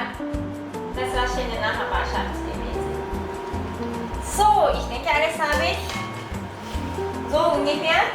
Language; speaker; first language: German; non-native, learner; Japanese